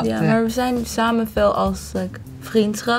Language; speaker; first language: Dutch; early bilingual, heritage; English